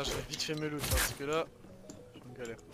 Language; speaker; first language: French; native; French